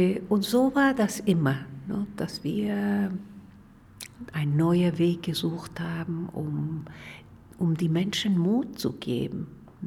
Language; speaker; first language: German; non-native, fluent; Spanish